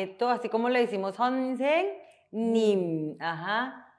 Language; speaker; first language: Spanish; non-native, fluent; Korean